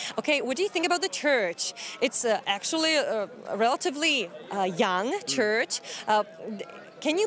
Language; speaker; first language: English; non-native, fluent; Czech